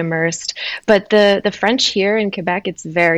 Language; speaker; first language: English; native; English